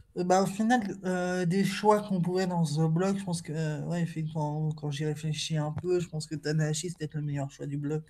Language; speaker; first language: French; native; French